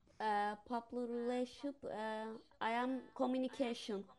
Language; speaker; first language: English; non-native, learner; Turkish